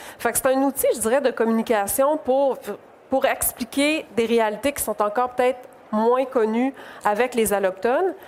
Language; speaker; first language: French; native; French